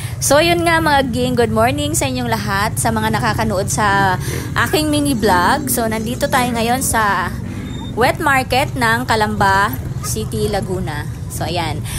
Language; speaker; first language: Filipino; non-native, local second language; Cebuano